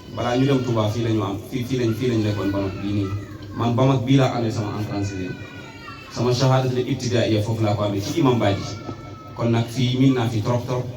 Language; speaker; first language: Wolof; non-native, local second language; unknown